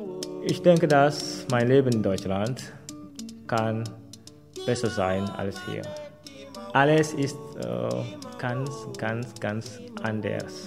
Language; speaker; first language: German; non-native, fluent; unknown